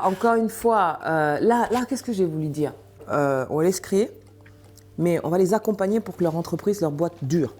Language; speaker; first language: French; early bilingual, other home language; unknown